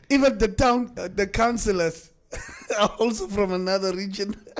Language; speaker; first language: English; non-native, local second language; Afrikaans